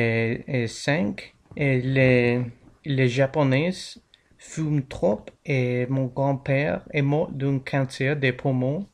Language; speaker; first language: French; non-native, learner; English